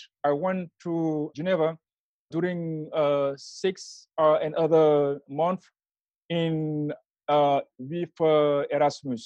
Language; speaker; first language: English; non-native, learner; Wolof